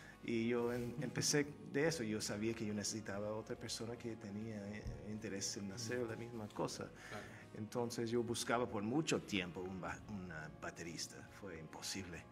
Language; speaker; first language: Spanish; non-native, fluent; Turkish